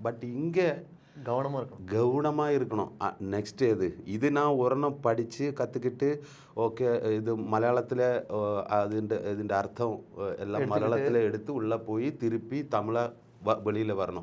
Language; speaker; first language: Tamil; non-native, learner; Malayalam